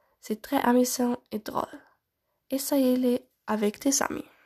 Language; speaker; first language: French; non-native, learner; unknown